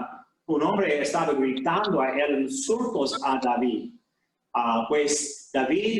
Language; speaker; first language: Spanish; non-native, fluent; English